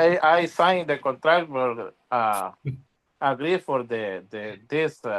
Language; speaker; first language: English; non-native, learner; Spanish